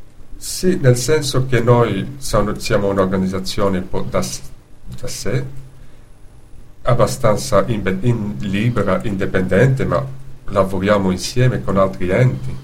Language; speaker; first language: Italian; non-native, fluent; Dutch